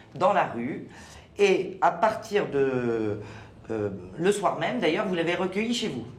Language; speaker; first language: French; native; French